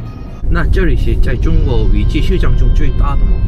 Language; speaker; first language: Chinese; non-native, fluent; Korean